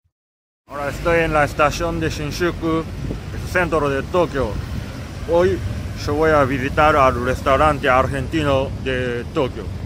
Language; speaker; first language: Spanish; non-native, learner; Japanese